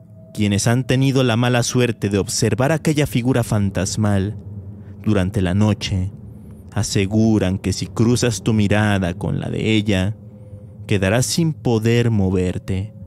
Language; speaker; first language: Spanish; native; Spanish